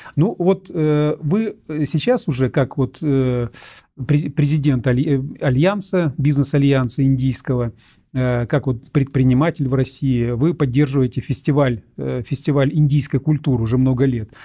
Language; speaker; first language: Russian; native; Russian